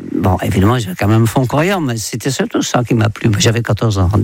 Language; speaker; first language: French; non-native, fluent; Dutch